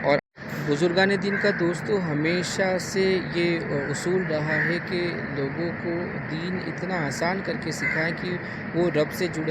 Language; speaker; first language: Urdu; native; Urdu